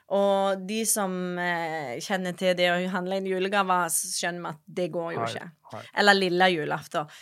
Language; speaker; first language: Norwegian; native; Norwegian